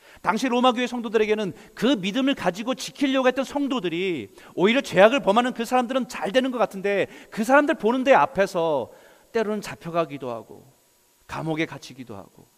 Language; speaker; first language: Korean; native; Korean